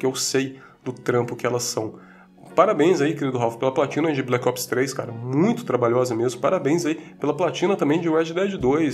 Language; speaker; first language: Portuguese; native; Portuguese